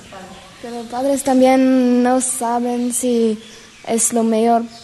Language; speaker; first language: Spanish; non-native, learner; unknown